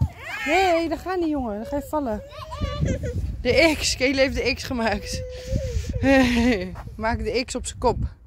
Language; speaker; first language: Dutch; native; Dutch